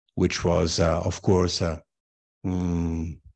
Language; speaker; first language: English; non-native, fluent; Italian